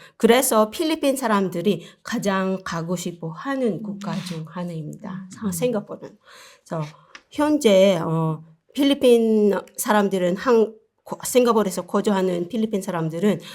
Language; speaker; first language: Korean; non-native, learner; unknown